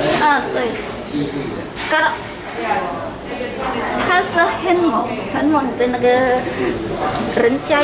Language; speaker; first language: Chinese; non-native, learner; Indonesian